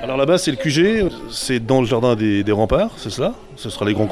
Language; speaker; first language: French; native; French